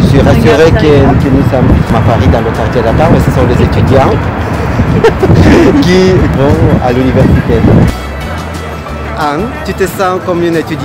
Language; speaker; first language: French; non-native, fluent; Russian